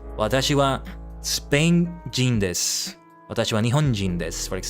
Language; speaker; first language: Japanese; non-native, learner; English